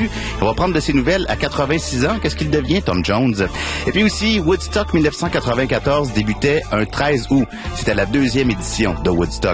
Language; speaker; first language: French; native; French